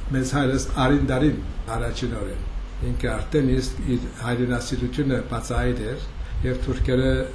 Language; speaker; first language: Armenian; early bilingual, heritage; Armenian